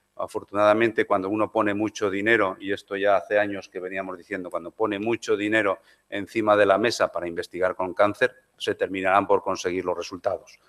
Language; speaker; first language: Spanish; non-native, local second language; Galician